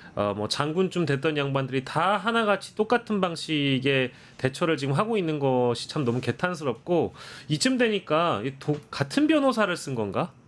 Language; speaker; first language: Korean; native; Korean